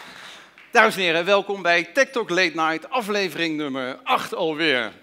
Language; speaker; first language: Dutch; native; Dutch